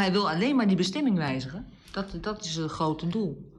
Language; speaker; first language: Dutch; native; Dutch